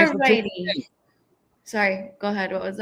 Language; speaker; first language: English; native; English